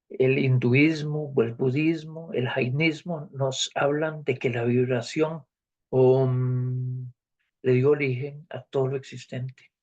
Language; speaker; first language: Spanish; native; Spanish